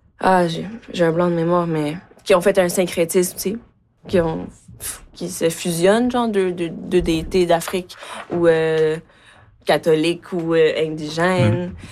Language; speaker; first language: French; early bilingual, other home language; Spanish